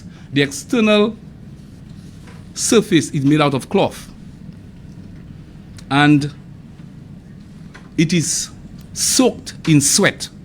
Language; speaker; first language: English; non-native, local second language; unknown